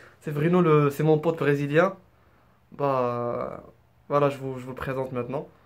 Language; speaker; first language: French; non-native, local second language; Arabic